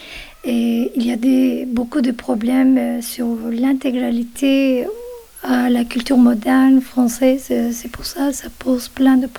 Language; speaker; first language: French; non-native, fluent; Kurdish